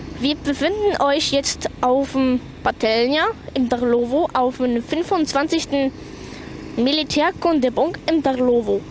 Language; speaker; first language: German; non-native, learner; Polish